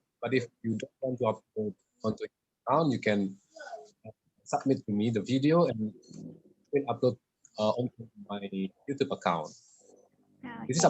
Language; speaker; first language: English; non-native, learner; Indonesian